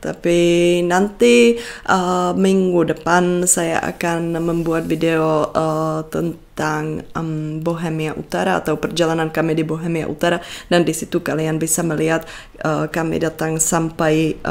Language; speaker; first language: Indonesian; non-native, fluent; Czech